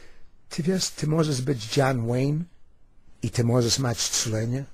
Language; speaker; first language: Polish; early bilingual, heritage; Polish